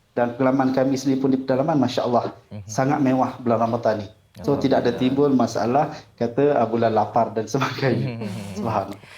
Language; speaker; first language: Malay; non-native, local second language; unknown